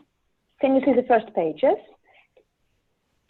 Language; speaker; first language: English; non-native, learner; Latvian